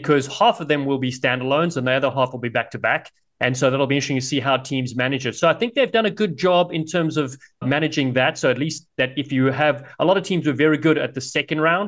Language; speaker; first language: English; native; English